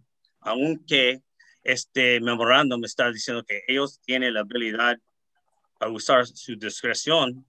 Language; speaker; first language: Spanish; early bilingual, heritage; Spanish